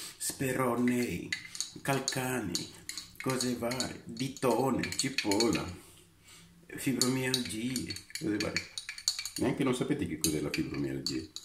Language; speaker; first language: Italian; non-native, fluent; Romanian